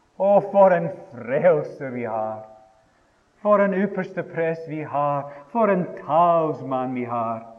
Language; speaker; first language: Norwegian; non-native, fluent; English